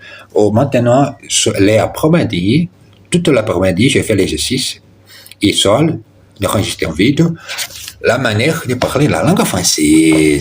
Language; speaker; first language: French; non-native, learner; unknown